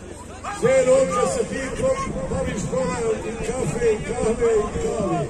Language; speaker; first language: Bosnian; native; Bosnian